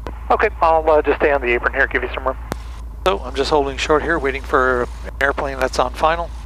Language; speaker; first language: English; native; English